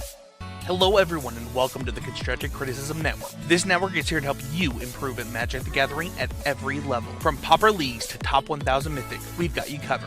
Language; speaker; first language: English; native; English